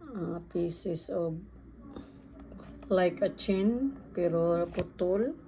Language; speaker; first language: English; non-native, local second language; Filipino